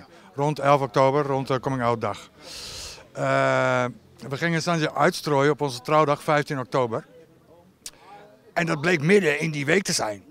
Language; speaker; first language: Dutch; native; Dutch